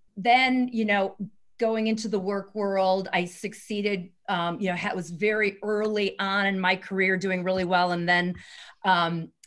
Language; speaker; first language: English; native; English